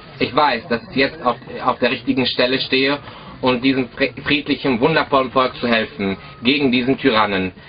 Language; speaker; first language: German; early bilingual, other home language; Arabic